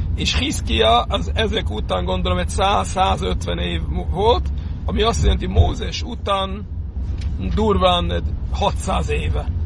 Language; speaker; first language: Hungarian; non-native, fluent; Yiddish